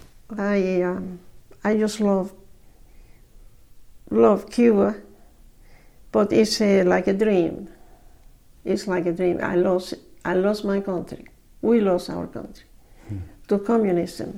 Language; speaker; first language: English; non-native, fluent; Spanish